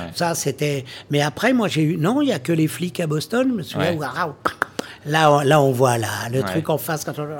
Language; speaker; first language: French; native; French